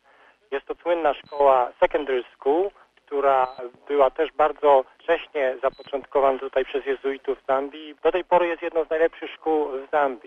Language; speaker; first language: Polish; native; Polish